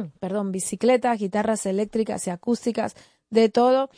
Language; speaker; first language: Spanish; native; Spanish